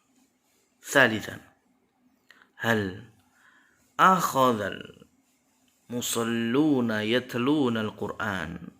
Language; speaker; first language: Arabic; non-native, fluent; Indonesian